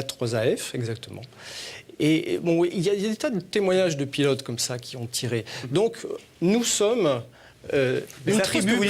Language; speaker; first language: French; native; French